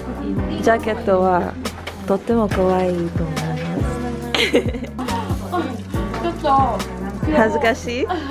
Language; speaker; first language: Japanese; non-native, learner; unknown